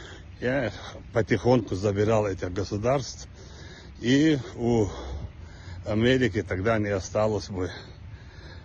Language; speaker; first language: Russian; non-native, local second language; Chechen